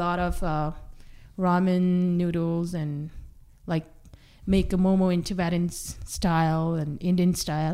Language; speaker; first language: English; non-native, local second language; Sherpa